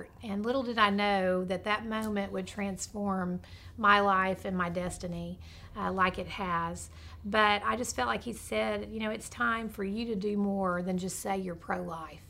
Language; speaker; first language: English; native; English